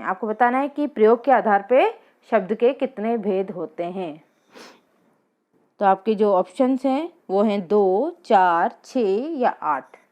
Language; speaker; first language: Hindi; native; Hindi